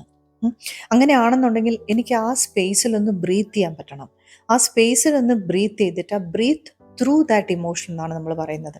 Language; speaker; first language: Malayalam; native; Malayalam